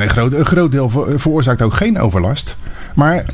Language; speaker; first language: Dutch; native; Dutch